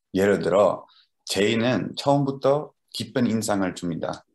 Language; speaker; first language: Korean; non-native, learner; Dutch